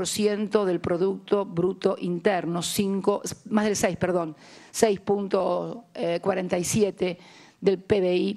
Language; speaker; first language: Spanish; native; Spanish